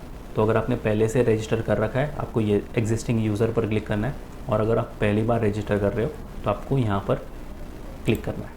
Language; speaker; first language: Hindi; native; Hindi